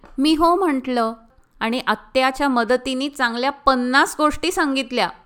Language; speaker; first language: Marathi; early bilingual, heritage; Marathi